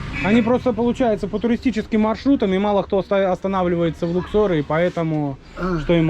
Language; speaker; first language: Russian; native; Russian